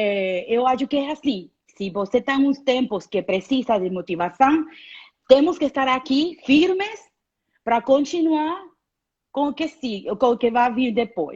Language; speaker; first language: Portuguese; non-native, fluent; Spanish